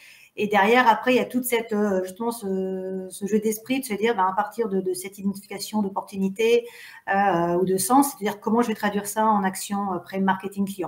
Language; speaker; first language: French; native; French